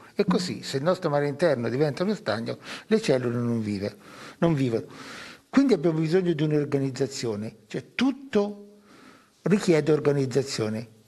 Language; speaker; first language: Italian; native; Italian